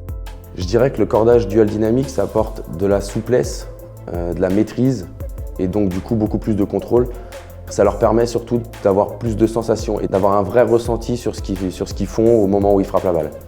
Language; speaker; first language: French; native; French